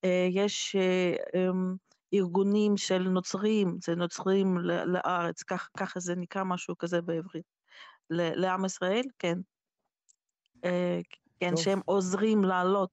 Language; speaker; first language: Hebrew; non-native, fluent; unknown